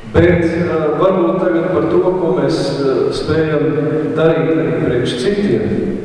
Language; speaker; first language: Latvian; native; Latvian